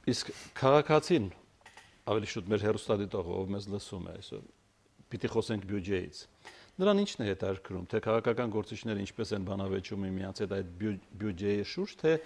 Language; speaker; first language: Armenian; native; Armenian